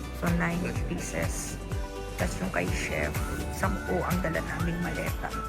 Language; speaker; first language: Filipino; native; Filipino